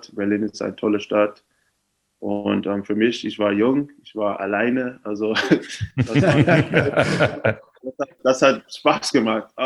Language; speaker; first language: German; non-native, fluent; English